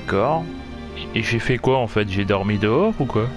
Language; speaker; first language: French; native; French